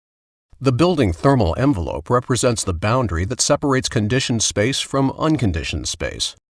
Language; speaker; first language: English; native; English